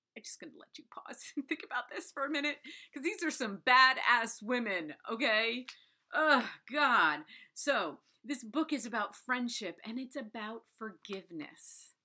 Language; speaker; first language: English; native; English